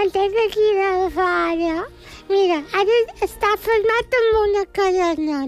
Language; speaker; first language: Catalan; non-native, learner; Chinese